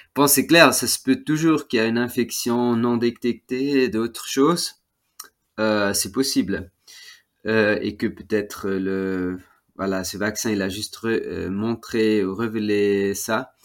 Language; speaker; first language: French; non-native, fluent; Swiss German